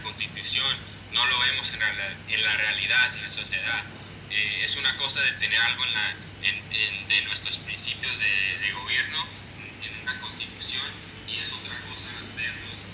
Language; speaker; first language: Spanish; non-native, fluent; English